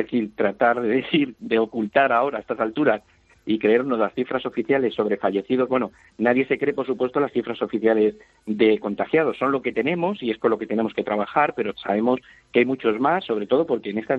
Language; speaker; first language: Spanish; native; Spanish